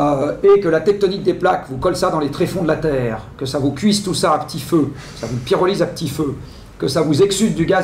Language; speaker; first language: French; native; French